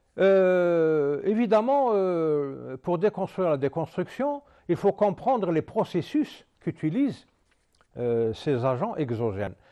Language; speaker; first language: French; non-native, local second language; Arabic